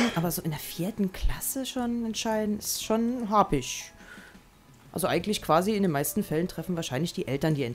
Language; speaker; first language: German; native; German